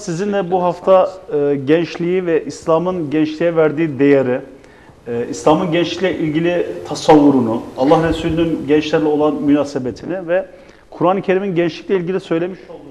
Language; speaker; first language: Turkish; native; Turkish